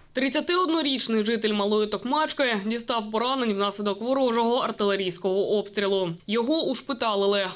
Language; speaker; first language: Ukrainian; native; Ukrainian